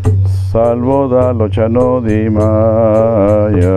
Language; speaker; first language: Italian; non-native, learner; Spanish